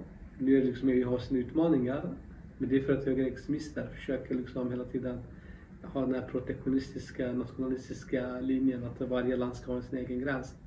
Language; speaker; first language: Swedish; non-native, local second language; Kurdish